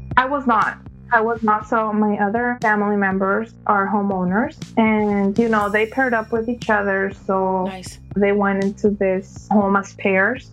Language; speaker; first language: English; early bilingual, other home language; Spanish